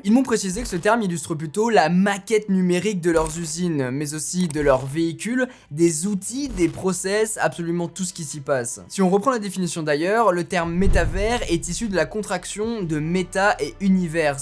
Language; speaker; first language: French; native; French